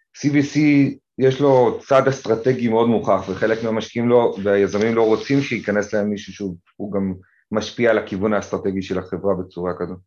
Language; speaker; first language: Hebrew; native; Hebrew